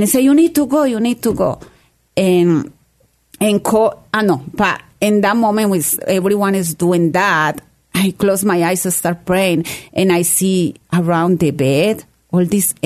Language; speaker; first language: English; non-native, learner; Spanish